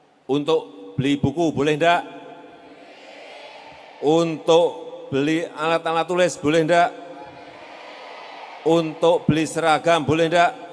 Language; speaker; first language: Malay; non-native, local second language; Javanese